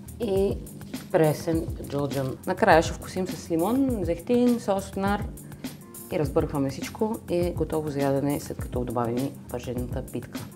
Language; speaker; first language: Bulgarian; early bilingual, other home language; Arabic